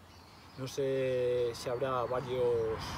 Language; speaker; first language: Spanish; native; Spanish